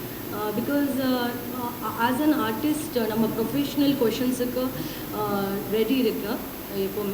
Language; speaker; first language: Tamil; non-native, learner; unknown